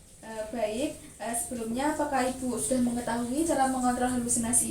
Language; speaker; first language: Indonesian; native; Indonesian